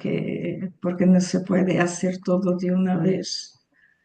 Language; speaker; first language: Spanish; early bilingual, heritage; Portuguese